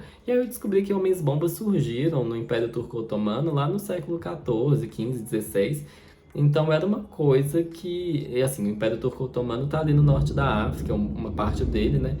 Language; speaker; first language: Portuguese; native; Portuguese